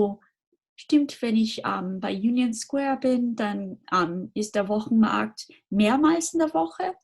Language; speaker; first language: German; non-native, fluent; English